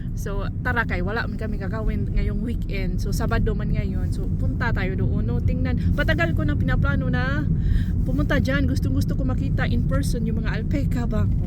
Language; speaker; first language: Filipino; non-native, local second language; Cebuano